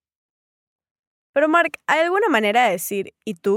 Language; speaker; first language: Spanish; native; Spanish